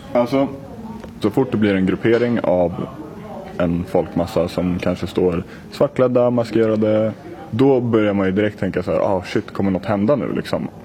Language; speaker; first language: Swedish; native; Swedish